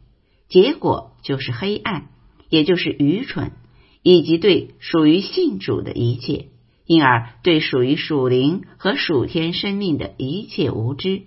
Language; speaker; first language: Chinese; native; Chinese